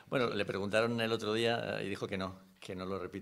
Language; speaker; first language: Spanish; native; Spanish